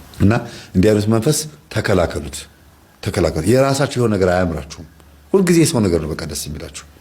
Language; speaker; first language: Amharic; native; Amharic